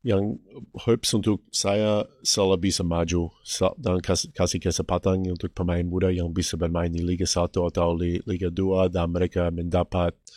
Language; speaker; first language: Indonesian; non-native, fluent; English